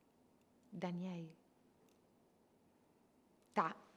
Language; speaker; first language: Portuguese; non-native, fluent; Italian